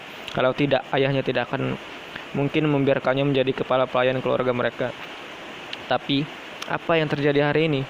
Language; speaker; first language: Indonesian; native; Indonesian